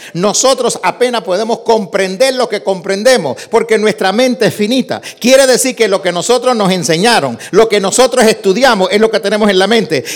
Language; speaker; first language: Spanish; early bilingual, heritage; Spanish